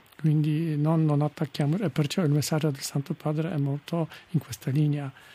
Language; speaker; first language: Italian; non-native, fluent; Polish